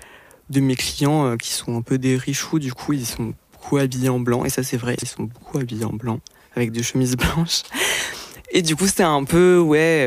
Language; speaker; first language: French; native; French